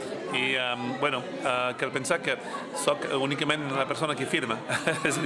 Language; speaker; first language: Catalan; non-native, local second language; French